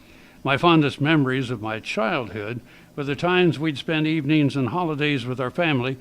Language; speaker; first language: English; native; English